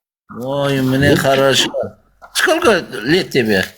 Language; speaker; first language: Russian; non-native, learner; Uzbek